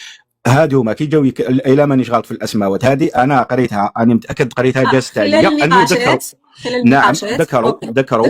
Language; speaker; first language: Arabic; native; Arabic